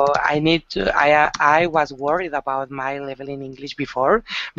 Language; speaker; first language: English; non-native, learner; Spanish